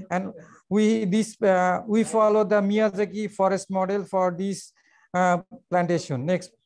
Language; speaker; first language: English; non-native, local second language; Bangla